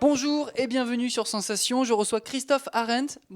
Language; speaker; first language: French; native; French